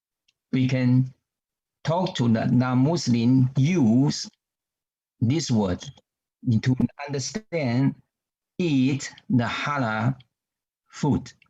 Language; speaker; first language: English; non-native, learner; Chinese